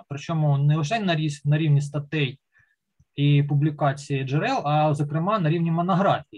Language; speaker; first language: Ukrainian; native; Ukrainian